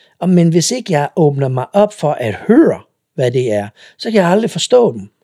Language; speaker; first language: Danish; non-native, fluent; English